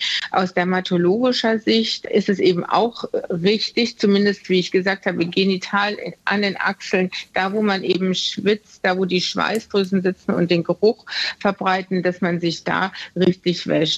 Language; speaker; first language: German; native; German